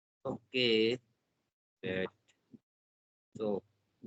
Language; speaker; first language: English; non-native, learner; Hindi